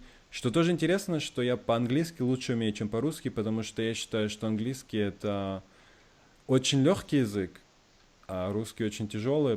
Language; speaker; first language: Russian; early bilingual, heritage; Russian